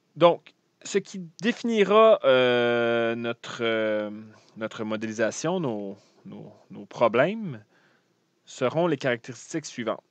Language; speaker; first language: French; native; French